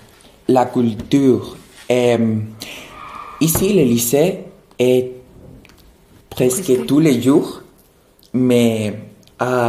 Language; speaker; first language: French; non-native, learner; Spanish